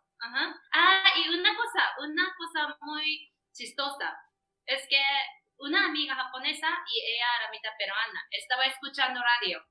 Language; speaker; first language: Spanish; non-native, learner; Japanese